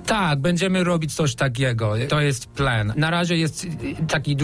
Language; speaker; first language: Polish; non-native, fluent; English